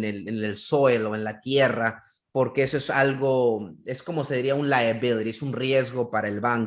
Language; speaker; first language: Spanish; native; Spanish